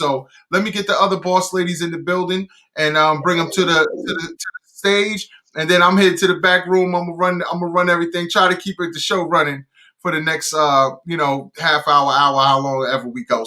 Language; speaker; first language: English; native; English